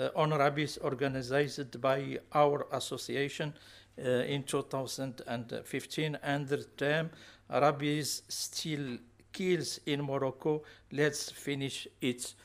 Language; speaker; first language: English; non-native, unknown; Arabic